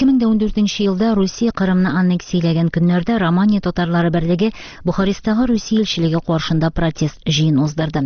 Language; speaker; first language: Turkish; non-native, learner; Tatar